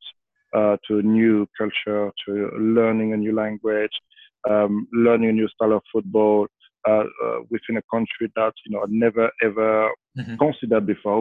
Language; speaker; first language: English; non-native, fluent; French